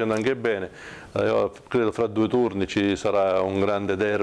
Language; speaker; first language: Italian; native; Italian